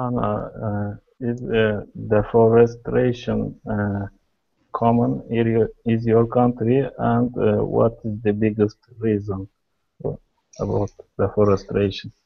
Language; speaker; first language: English; non-native, learner; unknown